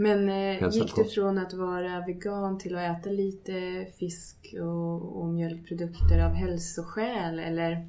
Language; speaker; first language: Swedish; native; Swedish